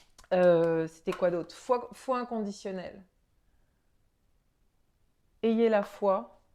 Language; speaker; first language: French; native; French